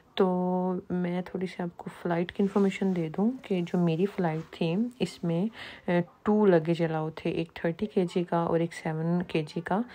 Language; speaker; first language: Urdu; non-native, local second language; Punjabi